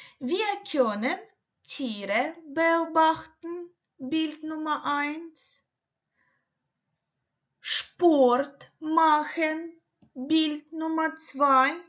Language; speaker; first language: German; non-native, learner; Ukrainian